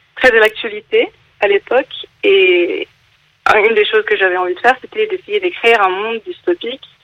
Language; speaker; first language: French; non-native, fluent; English